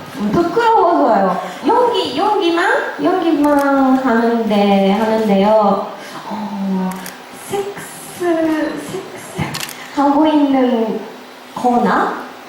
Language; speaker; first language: Korean; non-native, learner; Japanese